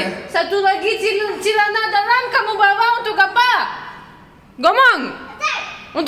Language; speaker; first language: Indonesian; non-native, learner; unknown